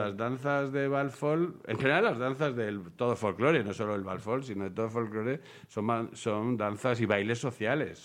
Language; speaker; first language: Spanish; native; Spanish